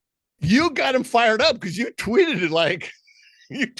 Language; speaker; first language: English; native; English